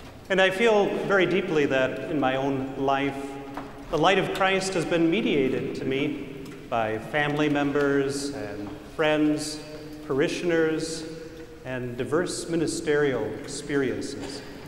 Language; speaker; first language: English; native; English